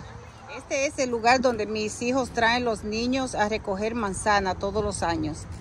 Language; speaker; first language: Spanish; native; Spanish